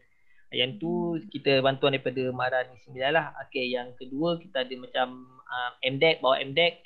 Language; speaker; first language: Malay; native; Malay